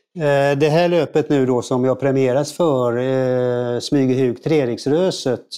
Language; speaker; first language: Swedish; native; Swedish